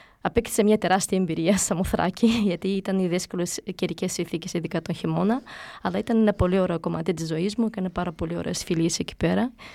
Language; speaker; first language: Greek; early bilingual, other home language; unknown